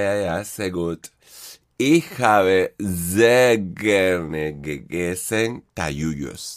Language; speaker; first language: German; non-native, fluent; Spanish